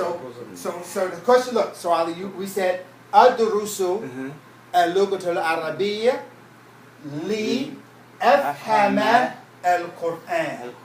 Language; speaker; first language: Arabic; non-native, fluent; English